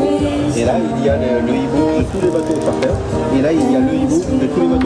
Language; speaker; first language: French; native; French